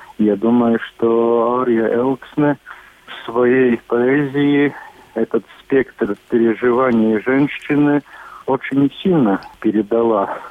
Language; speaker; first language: Russian; non-native, local second language; Latvian